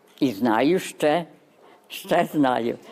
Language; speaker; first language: Ukrainian; early bilingual, heritage; Ukrainian